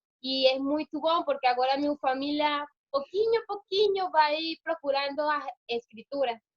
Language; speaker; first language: Portuguese; non-native, learner; Spanish